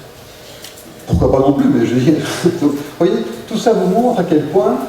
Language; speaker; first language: French; native; French